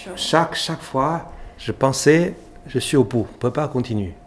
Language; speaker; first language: French; non-native, learner; Chinese